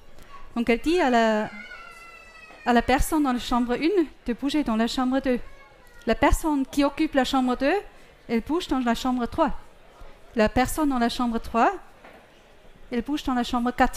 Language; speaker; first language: French; non-native, fluent; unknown